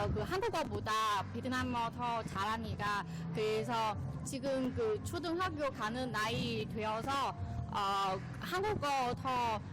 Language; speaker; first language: Korean; non-native, learner; Vietnamese